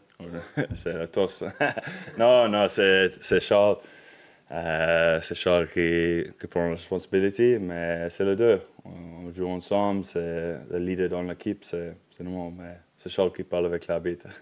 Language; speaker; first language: French; non-native, learner; English